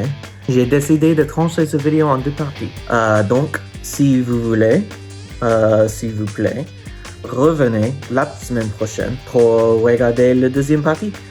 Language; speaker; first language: French; non-native, learner; English